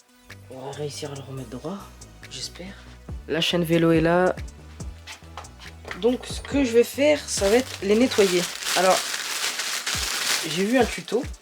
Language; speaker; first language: French; native; French